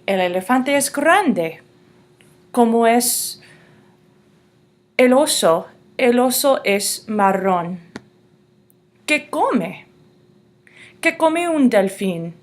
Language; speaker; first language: Spanish; non-native, fluent; English